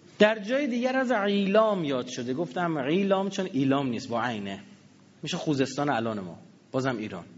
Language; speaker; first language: Persian; native; Persian